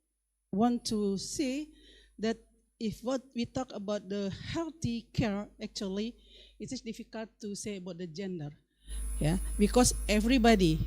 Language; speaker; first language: English; non-native, learner; Indonesian